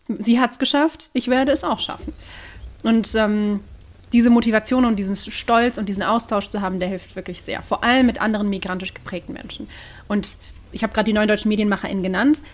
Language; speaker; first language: German; native; German